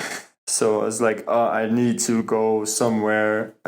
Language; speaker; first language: English; non-native, fluent; German